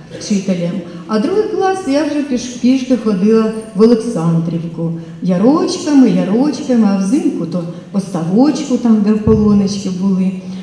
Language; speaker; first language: Ukrainian; native; Ukrainian